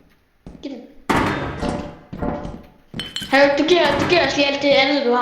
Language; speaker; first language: Danish; native; Danish